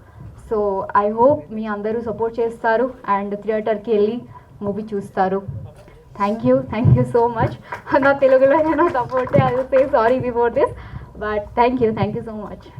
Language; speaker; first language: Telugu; non-native, local second language; Odia